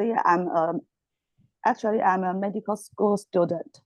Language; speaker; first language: English; non-native, learner; Chinese